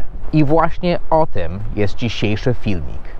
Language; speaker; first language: Polish; non-native, fluent; English